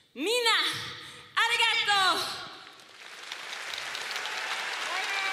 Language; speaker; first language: Japanese; non-native, learner; English